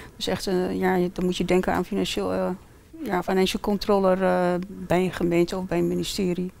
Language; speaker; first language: Dutch; early bilingual, other home language; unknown